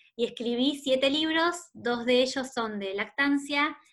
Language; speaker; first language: Spanish; native; Spanish